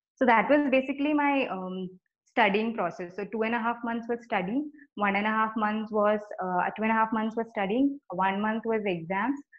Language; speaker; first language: English; non-native, local second language; Malayalam